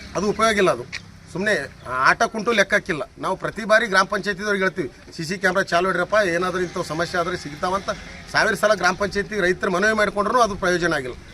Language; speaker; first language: Kannada; native; Kannada